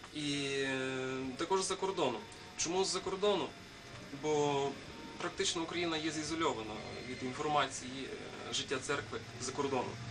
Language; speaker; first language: Ukrainian; native; Ukrainian